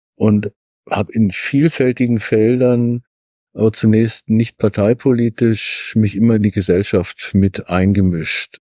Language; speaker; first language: German; native; German